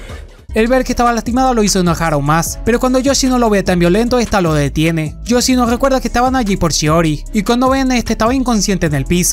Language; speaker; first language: Spanish; native; Spanish